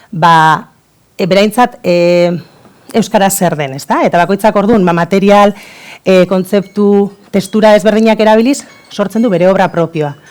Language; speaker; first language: Basque; non-native, local second language; Spanish